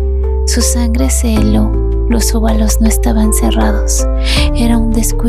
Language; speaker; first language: Spanish; native; Spanish